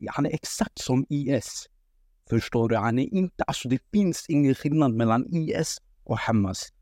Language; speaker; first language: Swedish; early bilingual, other home language; Kurdish